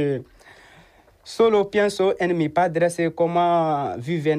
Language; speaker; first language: Spanish; non-native, learner; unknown